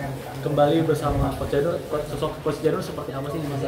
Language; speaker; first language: Indonesian; native; Indonesian